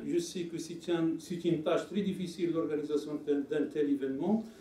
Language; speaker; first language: French; non-native, local second language; Arabic